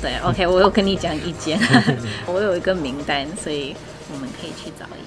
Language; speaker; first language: Chinese; non-native, fluent; English